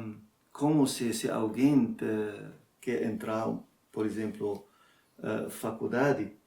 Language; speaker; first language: Portuguese; non-native, learner; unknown